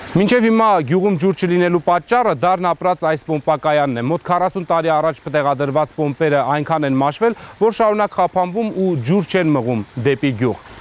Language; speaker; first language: Armenian; native; Armenian